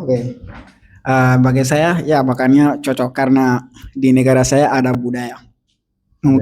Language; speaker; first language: Indonesian; non-native, learner; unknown